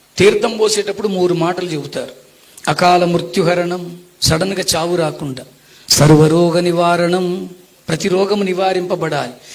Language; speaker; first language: Telugu; non-native, local second language; Tamil